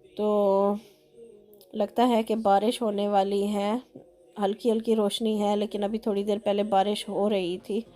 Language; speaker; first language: Urdu; non-native, local second language; Punjabi